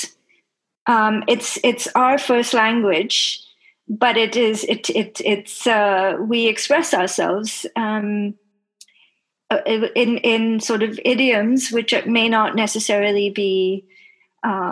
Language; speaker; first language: English; non-native, local second language; Bangla